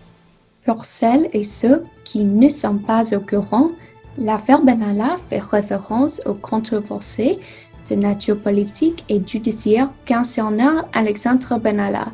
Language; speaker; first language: French; non-native, learner; English